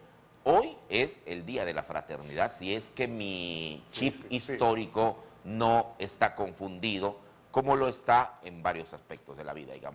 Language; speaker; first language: Spanish; native; Spanish